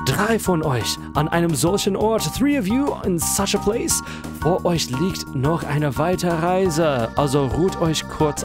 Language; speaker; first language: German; non-native, fluent; English